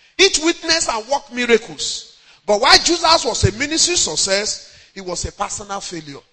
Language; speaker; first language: English; non-native, local second language; Yoruba